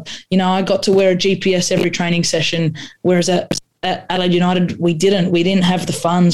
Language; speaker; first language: English; non-native, local second language; Croatian